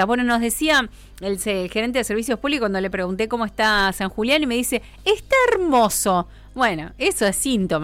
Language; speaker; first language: Spanish; native; Spanish